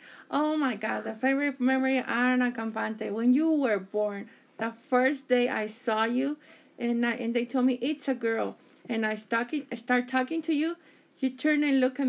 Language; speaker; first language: English; early bilingual, other home language; Spanish